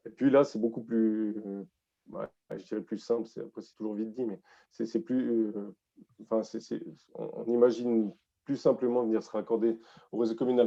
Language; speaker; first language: French; native; French